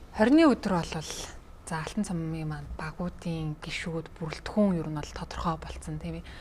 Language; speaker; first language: Mongolian; native; Mongolian